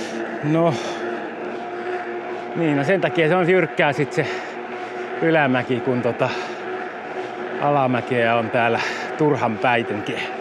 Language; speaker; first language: Finnish; native; Finnish